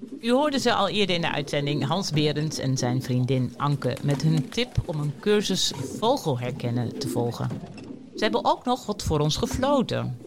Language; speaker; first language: Dutch; native; Dutch